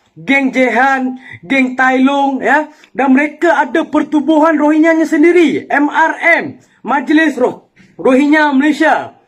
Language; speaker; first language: Malay; non-native, local second language; Tamil